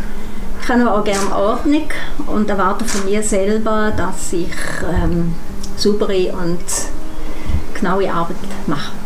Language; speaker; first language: German; native; German